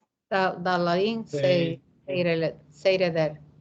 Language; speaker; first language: Turkish; non-native, learner; Spanish